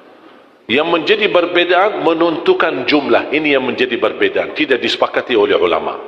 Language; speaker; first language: Indonesian; non-native, fluent; Arabic